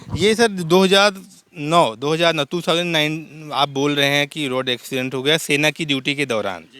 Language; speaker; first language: Hindi; native; Hindi